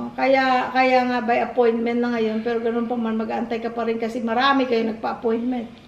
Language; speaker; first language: Filipino; native; Filipino